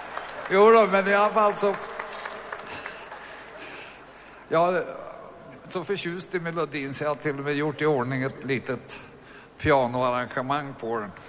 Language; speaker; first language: Swedish; native; Swedish